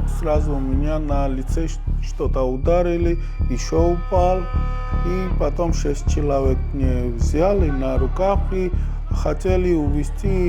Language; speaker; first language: Russian; non-native, learner; Georgian